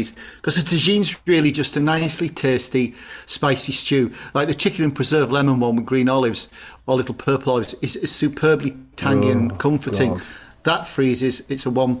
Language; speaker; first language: English; native; English